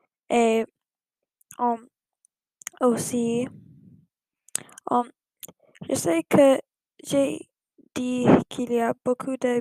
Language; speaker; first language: French; non-native, learner; English